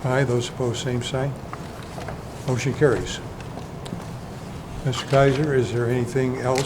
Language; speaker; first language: English; native; English